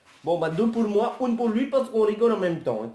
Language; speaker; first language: French; native; French